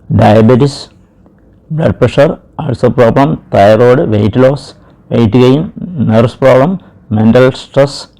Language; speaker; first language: English; non-native, local second language; Malayalam